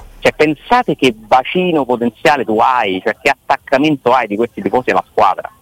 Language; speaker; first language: Italian; native; Italian